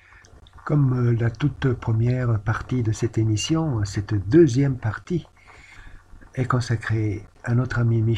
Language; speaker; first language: French; native; French